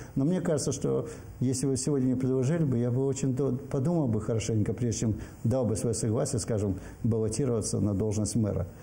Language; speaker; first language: Russian; native; Russian